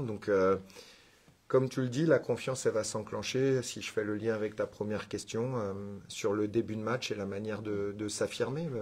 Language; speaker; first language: French; native; French